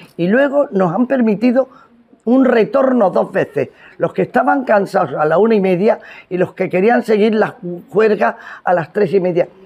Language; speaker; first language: Spanish; native; Spanish